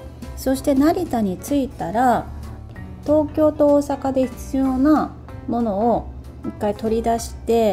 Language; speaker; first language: Japanese; native; Japanese